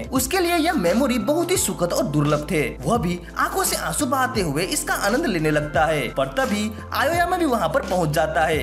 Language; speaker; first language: Hindi; native; Hindi